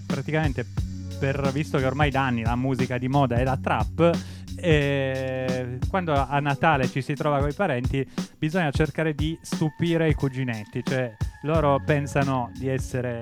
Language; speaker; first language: Italian; native; Italian